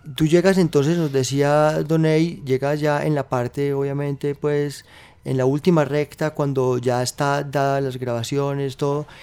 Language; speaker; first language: Spanish; native; Spanish